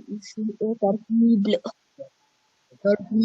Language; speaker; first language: French; non-native, learner; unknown